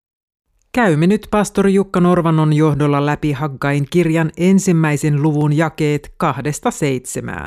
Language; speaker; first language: Finnish; native; Finnish